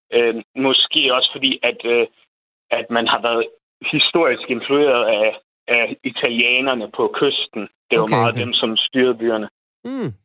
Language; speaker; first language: Danish; non-native, fluent; Croatian